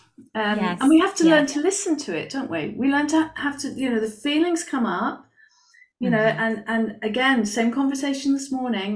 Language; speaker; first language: English; native; English